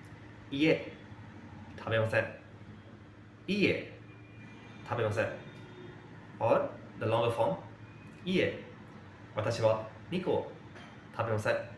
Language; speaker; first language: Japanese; non-native, fluent; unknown